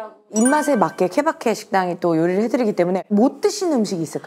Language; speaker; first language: Korean; native; Korean